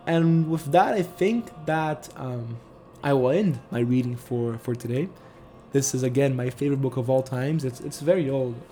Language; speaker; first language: English; non-native, fluent; Portuguese